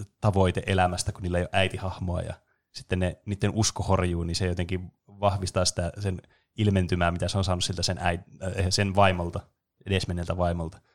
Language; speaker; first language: Finnish; native; Finnish